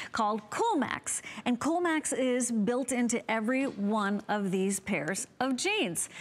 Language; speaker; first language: English; native; English